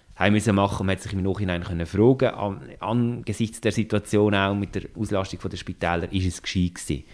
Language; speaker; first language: German; native; German